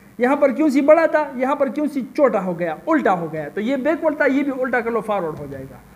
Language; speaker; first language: Urdu; non-native, local second language; Pashto